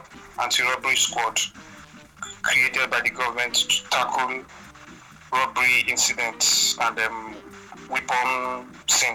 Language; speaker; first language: English; non-native, local second language; Igbo